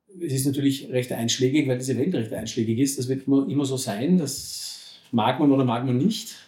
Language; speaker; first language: German; native; German